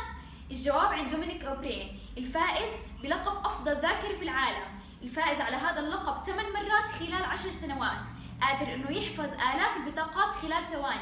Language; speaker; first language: Arabic; native; Arabic